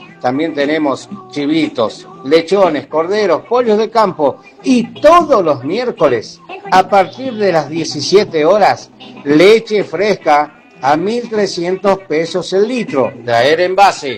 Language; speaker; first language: Spanish; native; Spanish